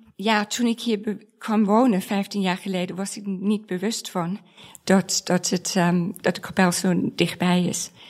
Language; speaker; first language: Dutch; non-native, fluent; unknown